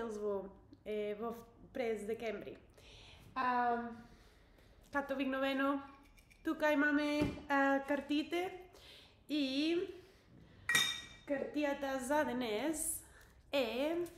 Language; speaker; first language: Bulgarian; non-native, learner; English